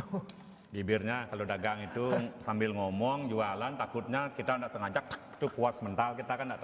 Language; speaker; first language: Indonesian; native; Indonesian